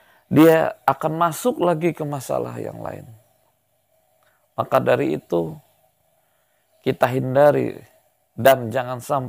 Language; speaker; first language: Indonesian; native; Indonesian